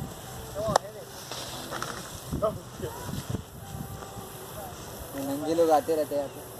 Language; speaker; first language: Hindi; non-native, local second language; Gujarati